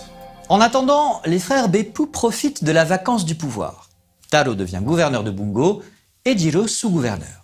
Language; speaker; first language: French; native; French